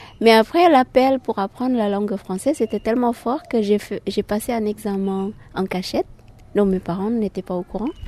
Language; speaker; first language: French; non-native, fluent; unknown